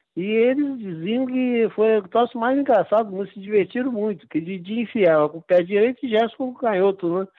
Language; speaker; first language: Portuguese; native; Portuguese